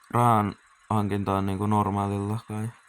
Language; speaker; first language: Finnish; native; Finnish